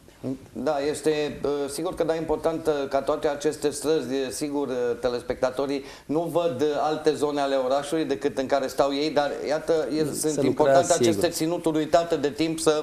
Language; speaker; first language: Romanian; native; Romanian